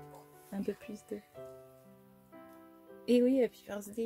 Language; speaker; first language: French; native; French